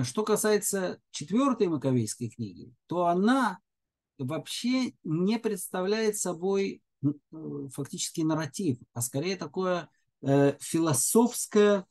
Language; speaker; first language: Russian; native; Russian